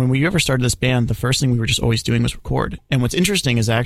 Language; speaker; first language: English; native; English